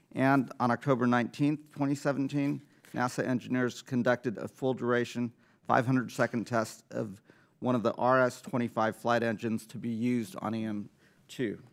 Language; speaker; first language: English; native; English